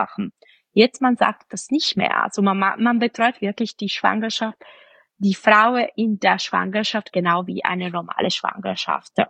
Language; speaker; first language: German; non-native, fluent; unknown